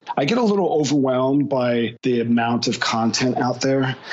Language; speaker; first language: English; native; English